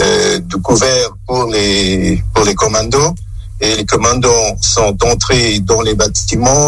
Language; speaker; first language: French; non-native, local second language; German